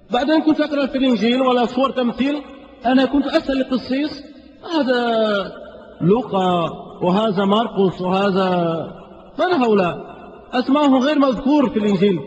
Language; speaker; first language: Arabic; non-native, fluent; Portuguese